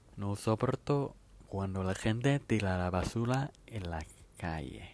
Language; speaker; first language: Spanish; non-native, fluent; Thai